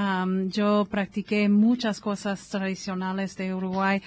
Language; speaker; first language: Spanish; non-native, fluent; English